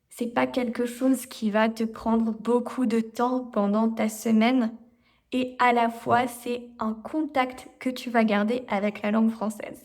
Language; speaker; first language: French; native; French